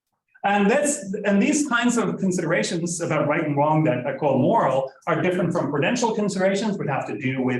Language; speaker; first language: English; non-native, fluent; Norwegian